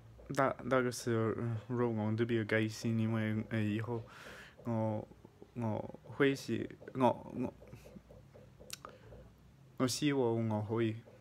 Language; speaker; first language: Chinese; non-native, fluent; English